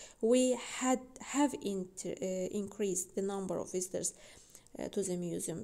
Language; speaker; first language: English; non-native, fluent; Azerbaijani